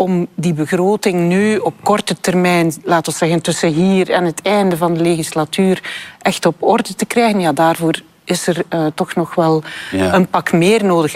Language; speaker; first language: Dutch; native; Dutch